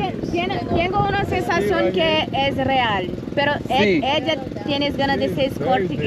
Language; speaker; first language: Spanish; non-native, learner; Portuguese